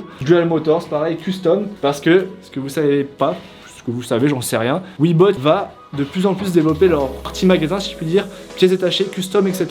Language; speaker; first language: French; native; French